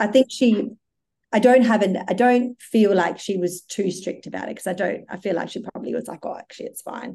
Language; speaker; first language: English; native; English